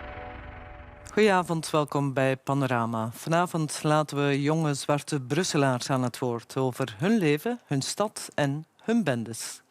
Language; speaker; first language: Dutch; native; Dutch